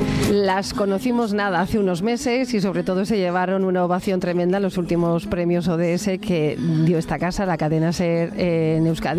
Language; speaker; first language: Spanish; native; Spanish